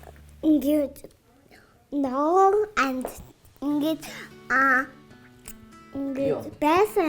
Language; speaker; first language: Mongolian; early bilingual, heritage; Mongolian